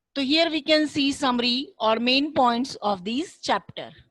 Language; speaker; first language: English; non-native, local second language; Hindi